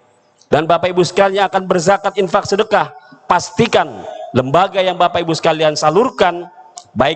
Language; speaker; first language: Indonesian; native; Indonesian